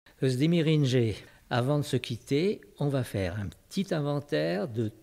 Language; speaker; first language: French; native; French